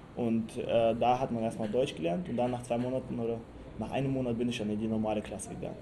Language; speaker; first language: German; early bilingual, other home language; Russian